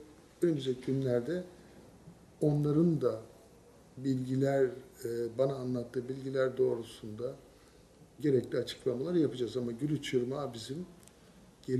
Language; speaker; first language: Turkish; native; Turkish